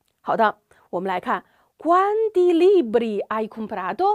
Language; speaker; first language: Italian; non-native, fluent; Chinese